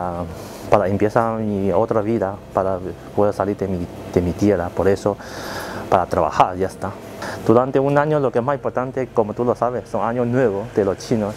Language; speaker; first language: Spanish; non-native, learner; Chinese